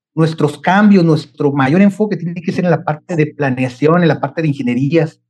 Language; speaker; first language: Spanish; native; Spanish